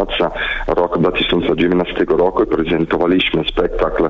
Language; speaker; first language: Polish; non-native, learner; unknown